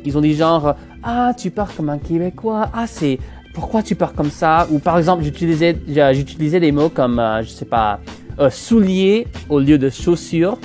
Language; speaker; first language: French; non-native, local second language; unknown